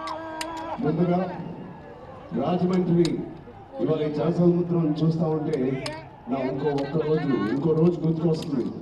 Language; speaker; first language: Telugu; native; Telugu